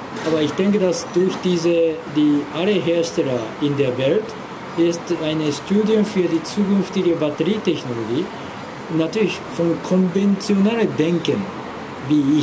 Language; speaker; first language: German; non-native, learner; Japanese